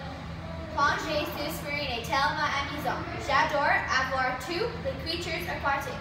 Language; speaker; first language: French; non-native, learner; English